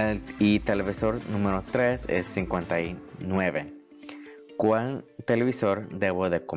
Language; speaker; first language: Spanish; early bilingual, heritage; Spanish